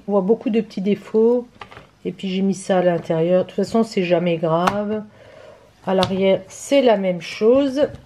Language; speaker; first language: French; native; French